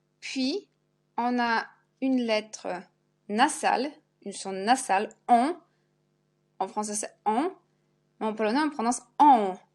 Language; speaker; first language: French; non-native, fluent; Polish